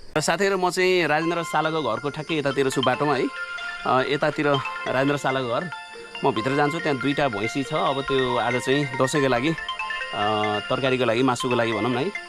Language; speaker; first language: Nepali; non-native, local second language; Magahi